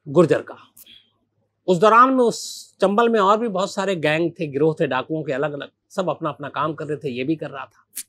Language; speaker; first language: Hindi; native; Hindi